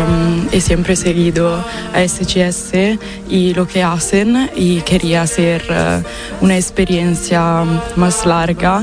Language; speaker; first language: Spanish; non-native, fluent; Italian